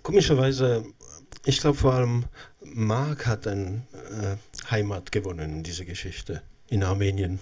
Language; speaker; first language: German; non-native, local second language; French